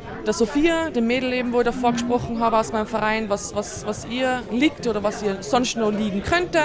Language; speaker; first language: German; native; German